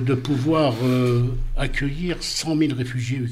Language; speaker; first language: French; native; French